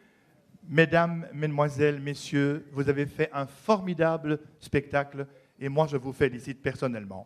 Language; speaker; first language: French; native; French